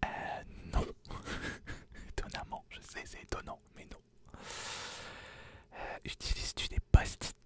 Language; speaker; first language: French; native; French